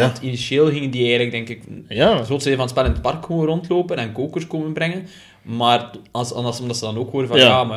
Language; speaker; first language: Dutch; native; Dutch